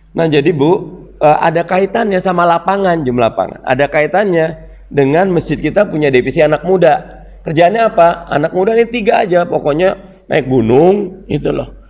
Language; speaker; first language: Indonesian; native; Indonesian